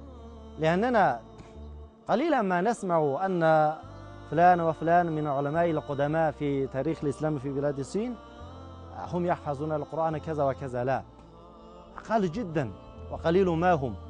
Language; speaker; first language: Arabic; non-native, fluent; Chinese